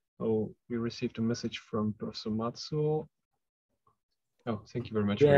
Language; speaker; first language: English; non-native, fluent; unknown